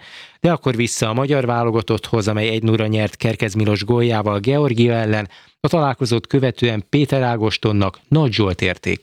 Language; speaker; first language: Hungarian; native; Hungarian